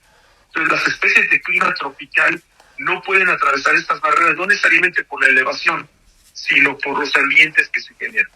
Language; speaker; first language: Spanish; native; Spanish